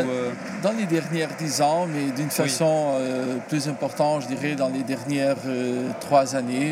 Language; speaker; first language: French; non-native, learner; Portuguese